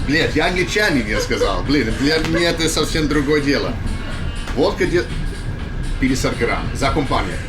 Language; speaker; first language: Russian; non-native, learner; English